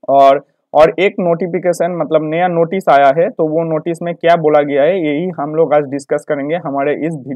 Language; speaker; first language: Hindi; non-native, local second language; Bangla